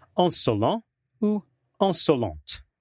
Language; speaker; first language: French; non-native, fluent; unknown